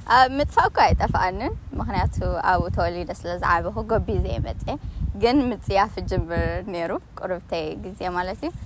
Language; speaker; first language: Tigrinya; native; Tigrinya